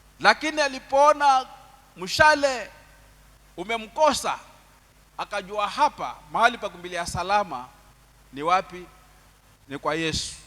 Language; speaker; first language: Swahili; non-native, local second language; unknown